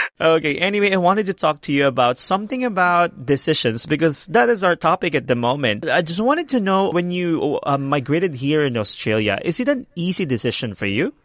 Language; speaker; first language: English; non-native, fluent; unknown